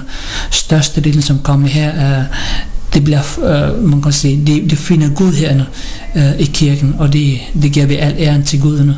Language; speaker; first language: Danish; early bilingual, other home language; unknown